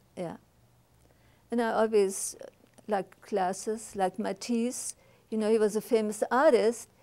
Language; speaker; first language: English; non-native, fluent; German